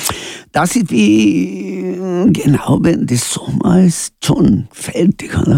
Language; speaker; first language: German; non-native, learner; Spanish